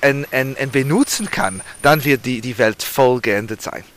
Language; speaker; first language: German; non-native, learner; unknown